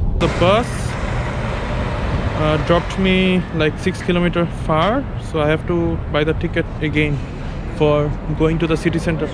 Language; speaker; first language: English; non-native, learner; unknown